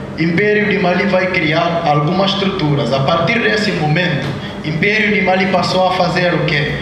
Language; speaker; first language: Portuguese; non-native, local second language; Upper Guinea Crioulo